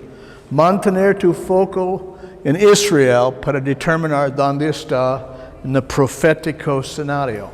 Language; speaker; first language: Spanish; non-native, learner; English